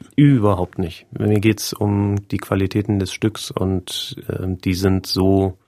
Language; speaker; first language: German; native; German